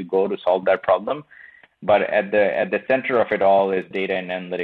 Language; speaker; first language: English; non-native, local second language; Bangla